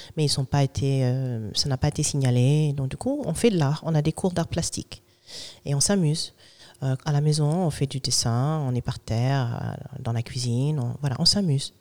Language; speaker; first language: French; non-native, fluent; English